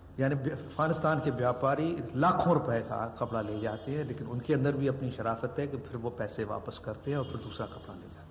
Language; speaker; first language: Urdu; non-native, local second language; Sindhi